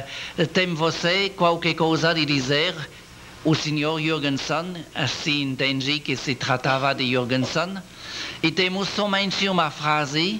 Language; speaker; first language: Portuguese; non-native, learner; French